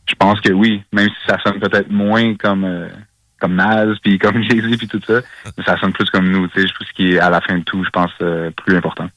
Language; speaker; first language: French; native; French